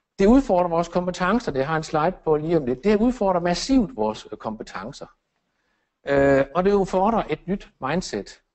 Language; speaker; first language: Danish; native; Danish